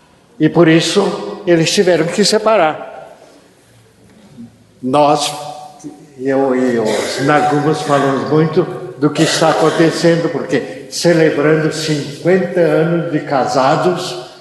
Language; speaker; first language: Portuguese; early bilingual, other home language; Japanese